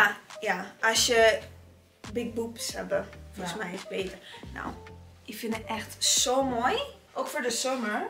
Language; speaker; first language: Dutch; non-native, learner; Italian